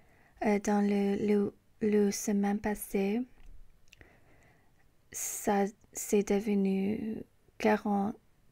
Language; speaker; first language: French; non-native, learner; English